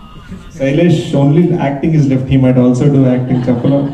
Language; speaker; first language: Telugu; early bilingual, heritage; Telugu